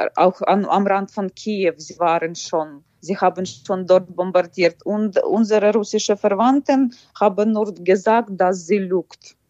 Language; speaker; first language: German; non-native, fluent; Ukrainian